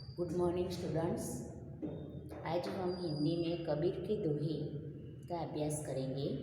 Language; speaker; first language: Hindi; non-native, local second language; Gujarati